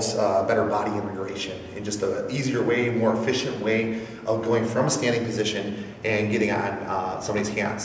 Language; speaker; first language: English; native; English